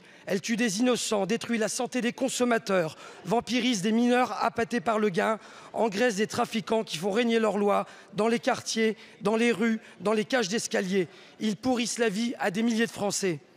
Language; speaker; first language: French; native; French